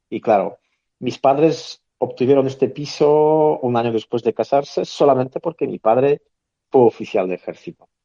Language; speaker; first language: Spanish; non-native, fluent; Polish